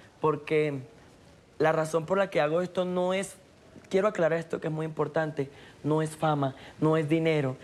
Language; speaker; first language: Spanish; native; Spanish